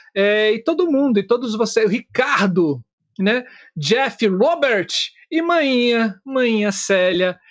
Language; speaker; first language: Portuguese; native; Portuguese